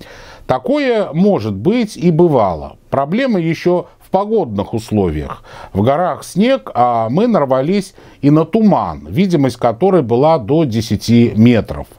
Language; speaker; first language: Russian; native; Russian